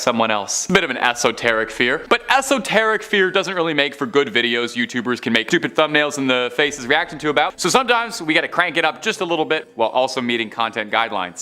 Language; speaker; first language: English; native; English